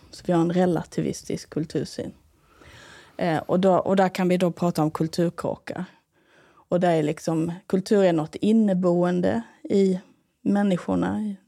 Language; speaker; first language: Swedish; native; Swedish